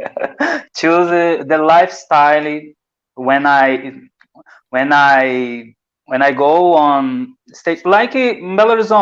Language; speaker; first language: English; non-native, learner; Portuguese